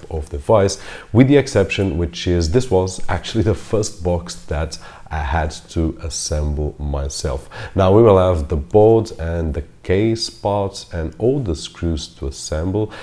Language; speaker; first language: English; non-native, fluent; Portuguese